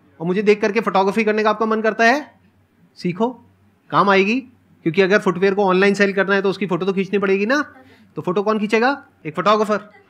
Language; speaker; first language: Hindi; native; Hindi